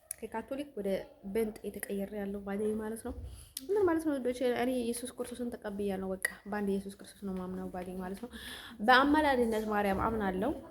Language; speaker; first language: Amharic; native; Amharic